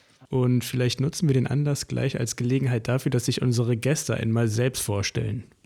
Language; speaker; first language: German; native; German